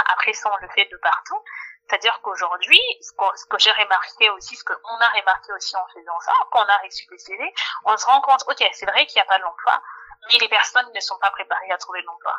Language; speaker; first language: French; non-native, local second language; Lingala